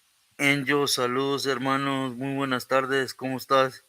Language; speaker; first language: Spanish; early bilingual, heritage; Spanish